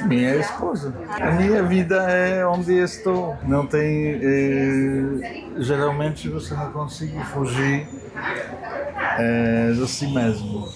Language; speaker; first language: Portuguese; non-native, learner; Polish